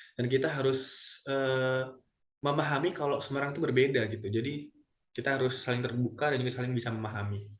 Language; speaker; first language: Indonesian; native; Indonesian